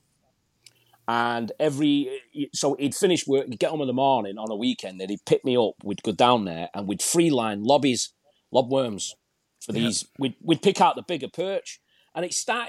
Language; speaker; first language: English; native; English